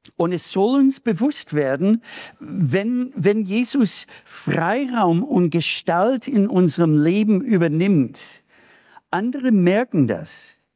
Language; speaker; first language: German; non-native, fluent; English